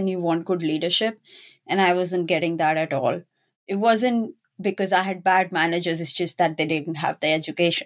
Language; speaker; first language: English; non-native, local second language; Urdu